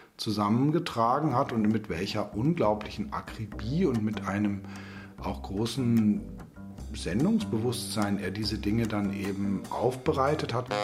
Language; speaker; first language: German; native; German